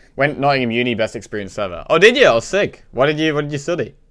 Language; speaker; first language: English; native; English